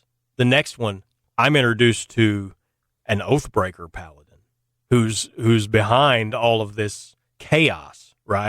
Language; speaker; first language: English; native; English